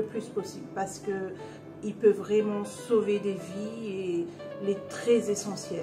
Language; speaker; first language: French; non-native, local second language; Réunion Creole French